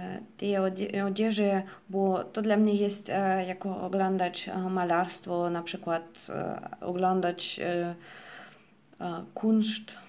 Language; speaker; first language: Polish; non-native, learner; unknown